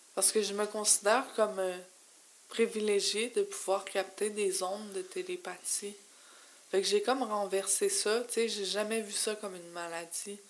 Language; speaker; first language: French; native; French